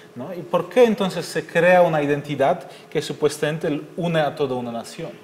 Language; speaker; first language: Spanish; non-native, fluent; German